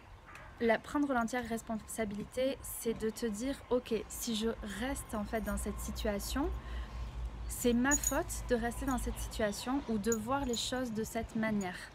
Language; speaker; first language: French; native; French